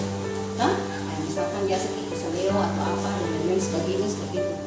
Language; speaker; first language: Indonesian; non-native, local second language; Buginese